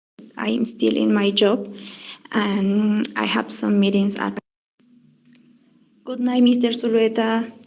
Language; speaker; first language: English; non-native, learner; Spanish